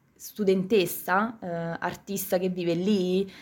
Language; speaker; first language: Italian; native; Italian